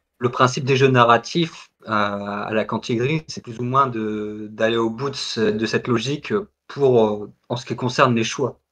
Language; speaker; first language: French; native; French